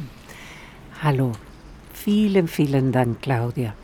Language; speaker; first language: German; non-native, fluent; Spanish